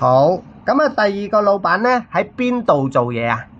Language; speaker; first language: Cantonese; native; Cantonese